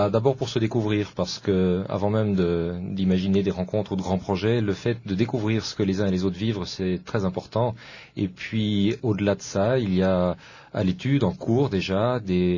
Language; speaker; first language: French; native; French